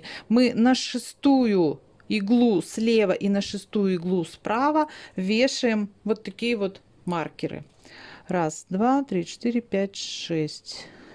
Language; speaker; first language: Russian; native; Russian